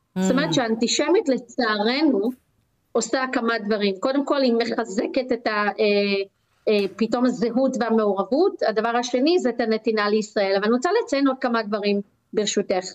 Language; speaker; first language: Hebrew; native; Hebrew